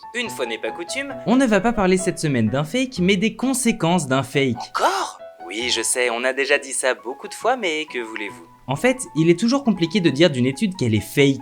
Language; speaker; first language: French; native; French